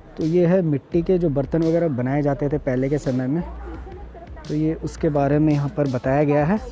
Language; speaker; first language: Hindi; native; Hindi